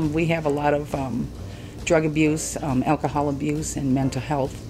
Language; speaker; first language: English; native; English